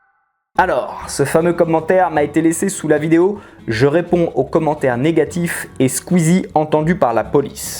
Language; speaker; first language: French; native; French